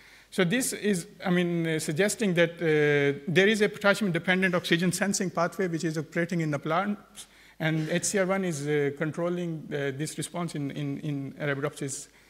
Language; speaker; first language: English; non-native, fluent; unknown